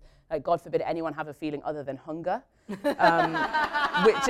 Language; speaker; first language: English; native; English